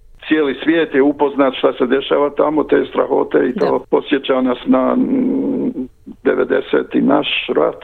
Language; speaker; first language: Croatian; early bilingual, other home language; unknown